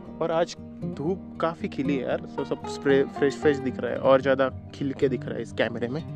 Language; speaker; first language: Hindi; non-native, local second language; Marathi